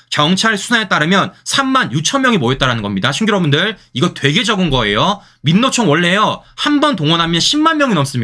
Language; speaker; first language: Korean; native; Korean